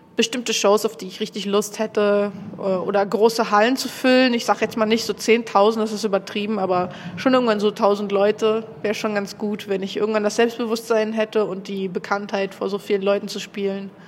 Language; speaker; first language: German; native; German